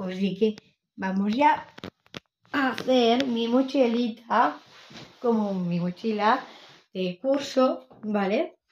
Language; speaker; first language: Spanish; non-native, local second language; Catalan